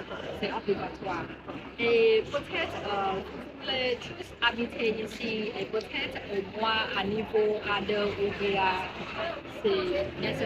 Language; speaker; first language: French; non-native, learner; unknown